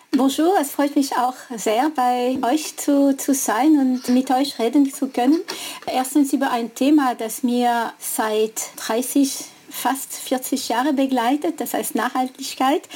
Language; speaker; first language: German; non-native, fluent; French